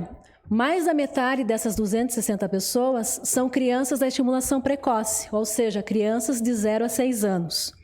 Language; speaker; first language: Portuguese; native; Portuguese